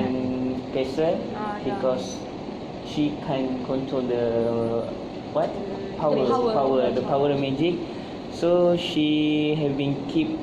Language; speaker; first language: English; non-native, local second language; Malay